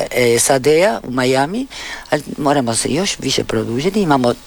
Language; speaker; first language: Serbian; early bilingual, heritage; Spanish